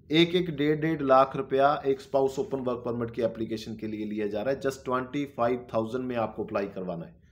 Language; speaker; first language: Hindi; non-native, local second language; Punjabi